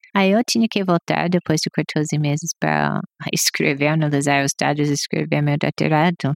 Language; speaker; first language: Portuguese; non-native, fluent; English